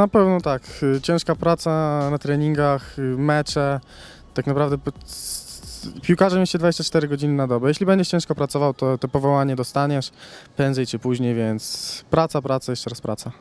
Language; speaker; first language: Polish; native; Polish